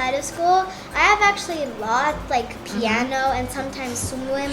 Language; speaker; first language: English; non-native, fluent; Japanese